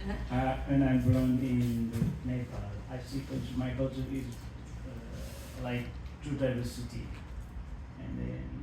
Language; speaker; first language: English; non-native, learner; Nepali